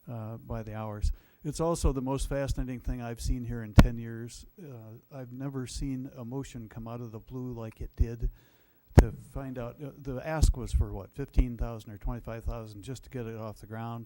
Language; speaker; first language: English; native; English